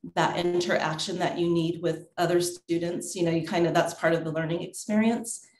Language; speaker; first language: English; native; English